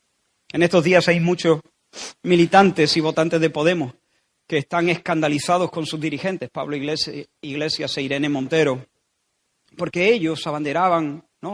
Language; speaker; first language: Spanish; native; Spanish